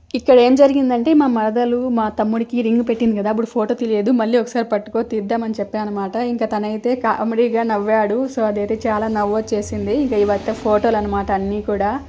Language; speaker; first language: Telugu; native; Telugu